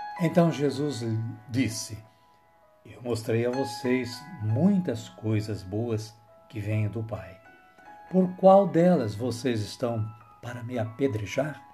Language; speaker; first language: Portuguese; native; Portuguese